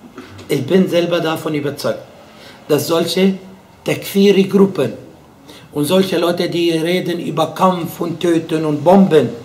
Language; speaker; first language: German; non-native, fluent; Arabic